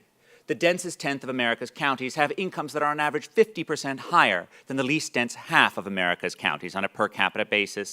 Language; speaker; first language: English; native; English